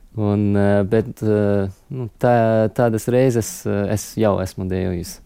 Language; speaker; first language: Latvian; non-native, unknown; English